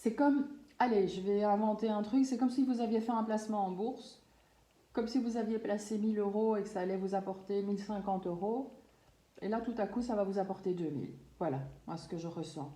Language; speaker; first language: French; native; French